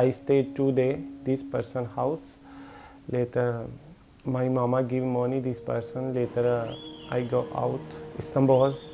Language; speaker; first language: English; non-native, learner; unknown